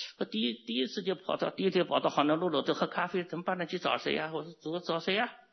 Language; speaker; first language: Chinese; non-native, local second language; Cantonese